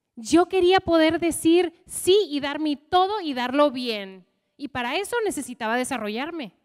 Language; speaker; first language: Spanish; non-native, fluent; English